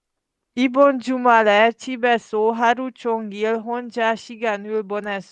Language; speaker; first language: Korean; non-native, learner; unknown